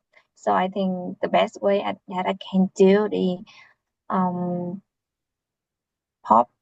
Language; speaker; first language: English; non-native, learner; Vietnamese